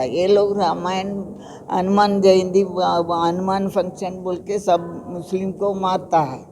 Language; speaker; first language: Hindi; non-native, local second language; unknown